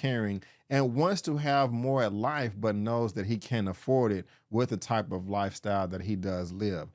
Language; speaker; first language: English; native; English